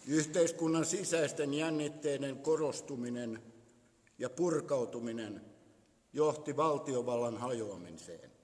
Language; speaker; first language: Finnish; native; Finnish